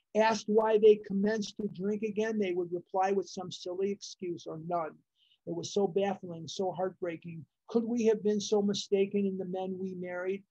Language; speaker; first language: English; native; English